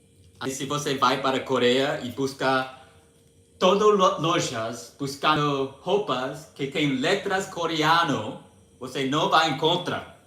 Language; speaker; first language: Portuguese; non-native, learner; English